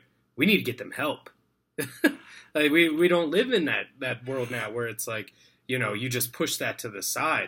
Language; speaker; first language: English; native; English